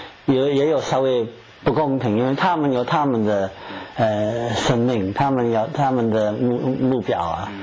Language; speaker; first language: Chinese; non-native, fluent; English